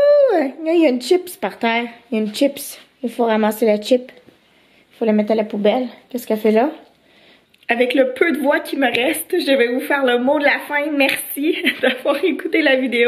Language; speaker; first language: French; native; French